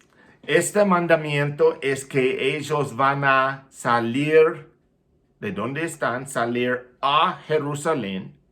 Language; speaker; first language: Spanish; non-native, fluent; English